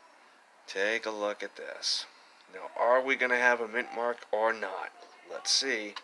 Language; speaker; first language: English; native; English